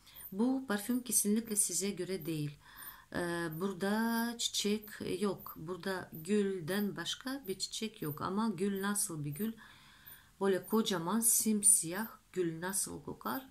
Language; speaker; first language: Turkish; non-native, fluent; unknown